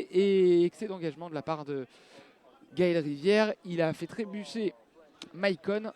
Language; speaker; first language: French; native; French